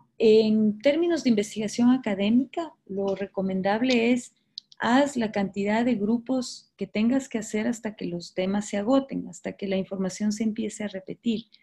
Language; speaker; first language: Spanish; native; Spanish